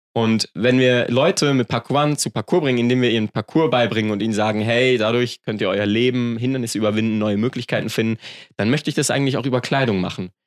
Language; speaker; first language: German; native; German